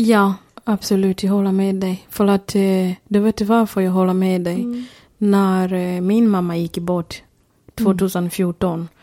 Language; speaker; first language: Swedish; non-native, fluent; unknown